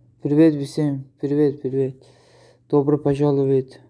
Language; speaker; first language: Russian; non-native, learner; Tajik